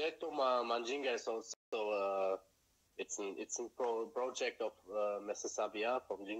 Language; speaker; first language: English; non-native, fluent; German